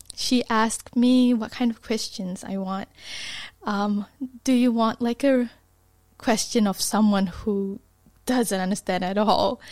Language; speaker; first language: English; non-native, local second language; Malay